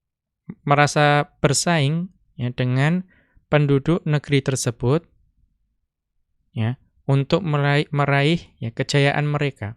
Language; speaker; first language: Indonesian; native; Indonesian